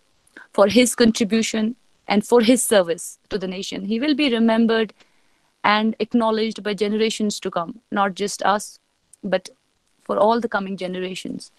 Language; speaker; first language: English; non-native, local second language; Kashmiri